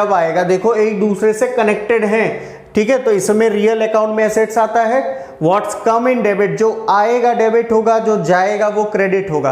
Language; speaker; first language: Hindi; native; Hindi